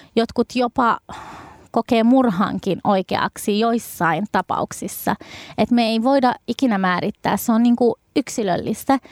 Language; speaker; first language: Finnish; early bilingual, other home language; Arabic